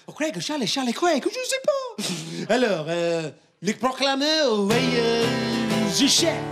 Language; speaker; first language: French; non-native, fluent; English